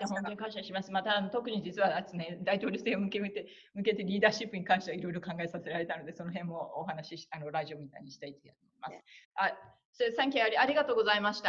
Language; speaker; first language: Japanese; native; Japanese